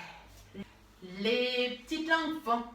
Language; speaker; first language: French; native; French